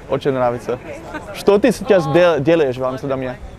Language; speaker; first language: Russian; non-native, learner; Dutch